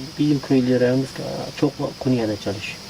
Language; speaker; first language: Turkish; non-native, learner; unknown